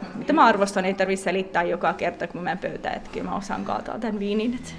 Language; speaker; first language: Finnish; non-native, fluent; English